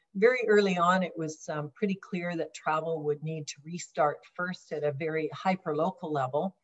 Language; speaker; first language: English; native; English